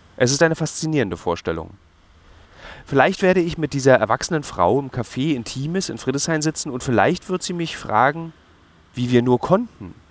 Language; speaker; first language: German; native; German